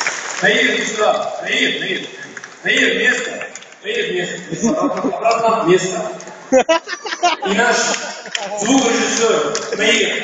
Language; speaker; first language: Russian; non-native, learner; Arabic